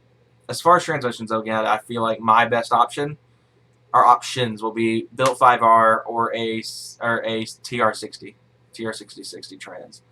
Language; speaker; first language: English; native; English